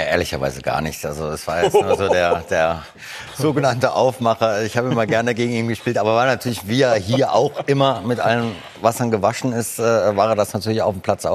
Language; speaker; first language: German; native; German